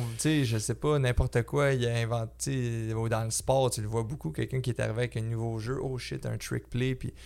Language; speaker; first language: French; native; French